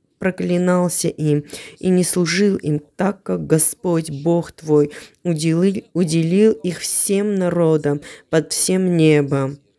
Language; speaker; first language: Russian; non-native, fluent; Armenian